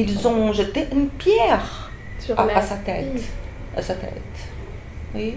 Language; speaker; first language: French; non-native, fluent; Portuguese